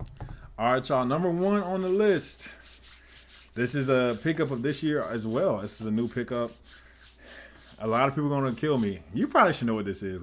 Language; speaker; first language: English; native; English